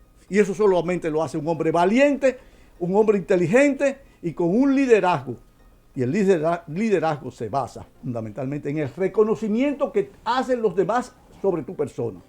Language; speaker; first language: Spanish; native; Spanish